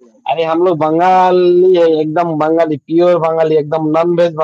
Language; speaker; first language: Hindi; non-native, local second language; Bangla